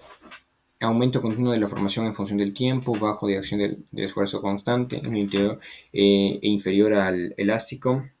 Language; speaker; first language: Spanish; native; Spanish